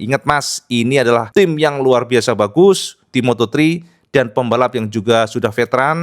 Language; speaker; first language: Indonesian; native; Indonesian